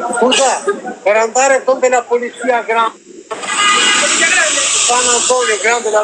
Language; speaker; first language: Italian; non-native, learner; Albanian